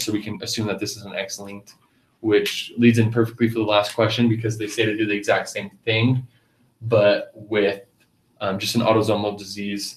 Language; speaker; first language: English; native; English